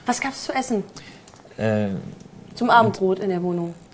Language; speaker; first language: German; native; German